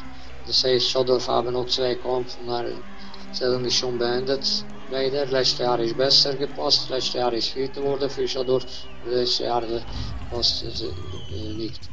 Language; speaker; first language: German; non-native, learner; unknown